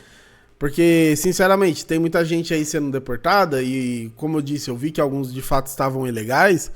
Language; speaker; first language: Portuguese; native; Portuguese